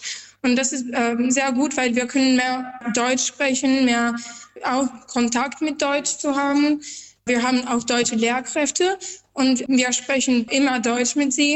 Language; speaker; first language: German; non-native, learner; Albanian